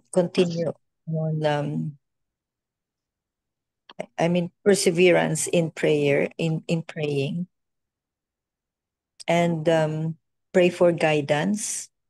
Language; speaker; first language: English; non-native, local second language; Filipino